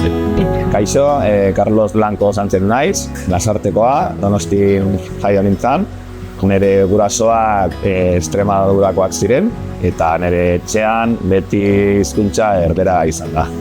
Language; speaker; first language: Basque; non-native, local second language; Spanish